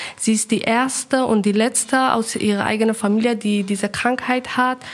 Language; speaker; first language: German; non-native, learner; Persian